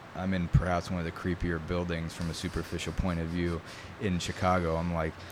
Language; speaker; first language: English; early bilingual, other home language; Italian